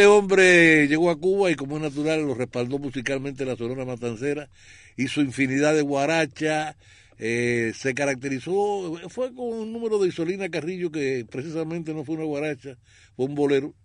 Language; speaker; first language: Spanish; native; Spanish